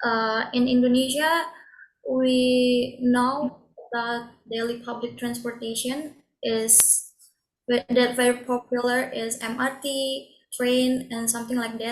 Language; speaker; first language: English; non-native, learner; Indonesian